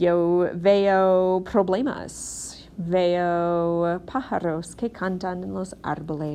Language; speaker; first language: Spanish; non-native, fluent; English